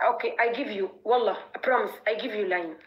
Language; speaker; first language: English; non-native, learner; Arabic